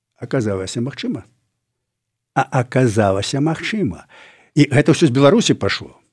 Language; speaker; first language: Belarusian; native; Belarusian